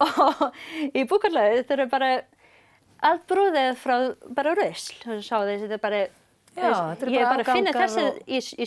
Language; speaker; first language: Icelandic; non-native, learner; English